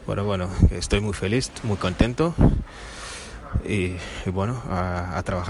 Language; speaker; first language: Spanish; non-native, fluent; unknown